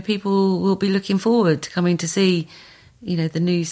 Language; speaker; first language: English; native; English